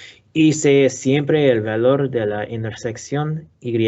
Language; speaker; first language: Spanish; non-native, learner; English